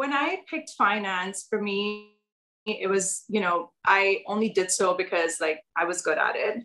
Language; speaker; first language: English; non-native, local second language; Urdu